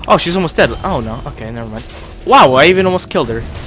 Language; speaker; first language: English; native; English